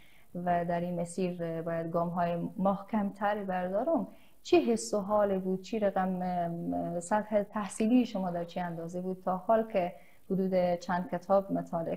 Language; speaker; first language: Persian; native; Persian